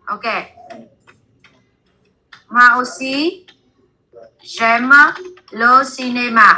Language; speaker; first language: French; non-native, fluent; Vietnamese